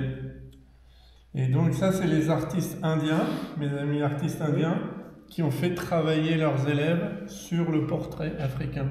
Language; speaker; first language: French; native; French